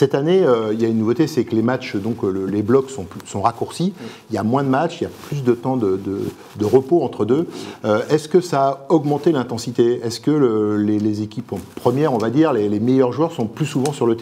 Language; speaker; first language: French; native; French